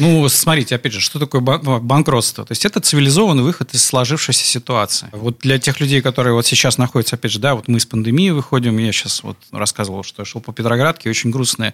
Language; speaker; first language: Russian; native; Russian